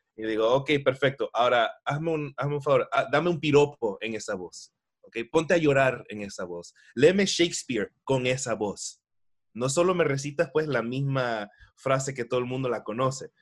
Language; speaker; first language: Spanish; early bilingual, heritage; Spanish